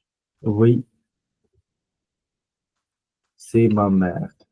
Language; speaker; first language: French; non-native, learner; Punjabi